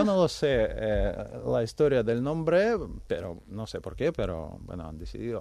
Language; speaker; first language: Spanish; non-native, fluent; Ukrainian